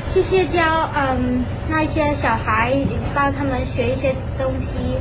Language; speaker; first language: Chinese; non-native, learner; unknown